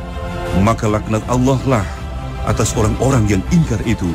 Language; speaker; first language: Indonesian; native; Indonesian